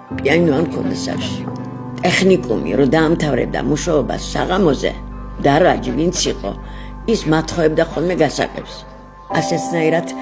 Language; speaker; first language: Georgian; native; Georgian